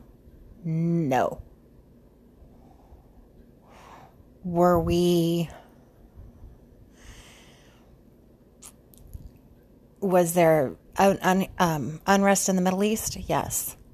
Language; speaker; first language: English; native; English